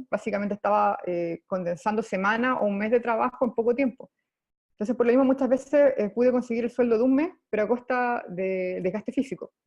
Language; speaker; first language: Spanish; native; Spanish